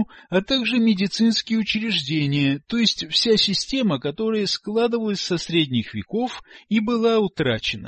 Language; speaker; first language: Russian; native; Russian